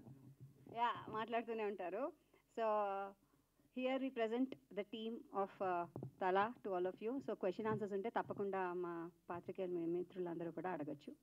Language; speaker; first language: Telugu; native; Telugu